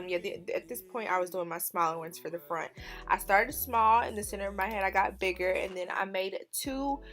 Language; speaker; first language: English; native; English